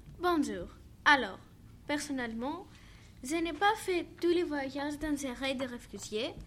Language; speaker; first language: French; non-native, learner; Greek